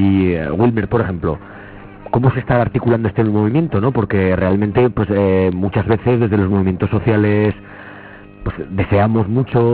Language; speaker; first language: Spanish; native; Spanish